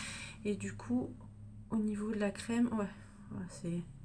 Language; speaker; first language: French; native; French